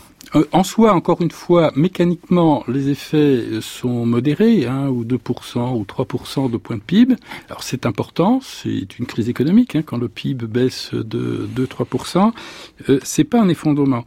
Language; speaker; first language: French; native; French